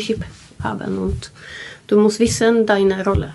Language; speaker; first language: German; non-native, learner; Swedish